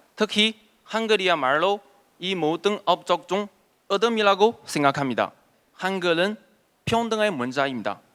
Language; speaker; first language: Korean; non-native, fluent; Chinese